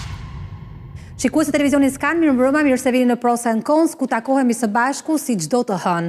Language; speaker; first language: Albanian; native; Albanian